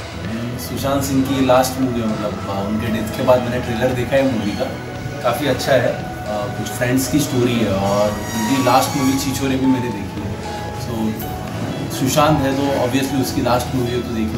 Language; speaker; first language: Hindi; native; Hindi